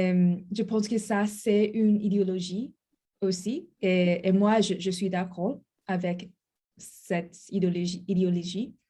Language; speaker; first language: French; non-native, learner; English